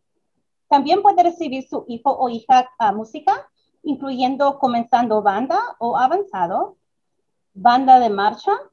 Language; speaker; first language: Spanish; early bilingual, other home language; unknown